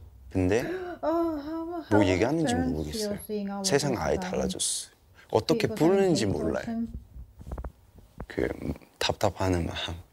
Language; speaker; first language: Korean; non-native, fluent; Cantonese